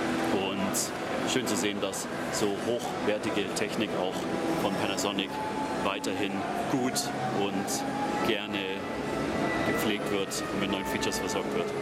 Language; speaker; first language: German; native; German